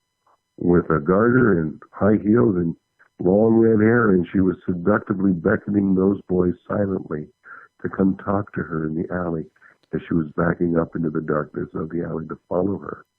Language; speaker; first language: English; native; English